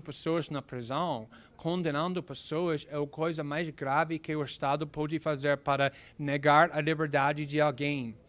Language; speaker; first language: Portuguese; non-native, fluent; English